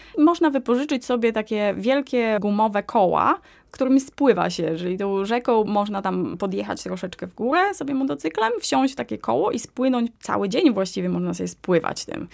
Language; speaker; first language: Polish; native; Polish